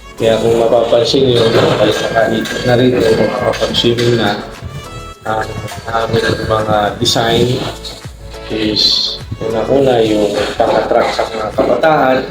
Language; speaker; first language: Filipino; native; Filipino